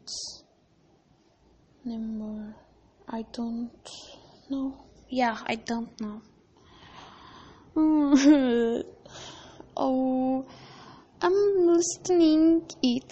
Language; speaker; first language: English; non-native, learner; Turkish